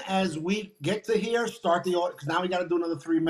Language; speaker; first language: English; native; English